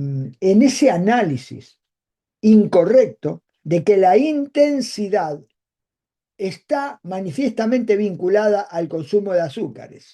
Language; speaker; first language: Spanish; native; Spanish